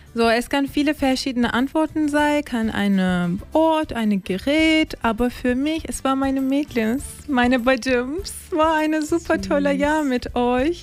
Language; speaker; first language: German; non-native, learner; Turkish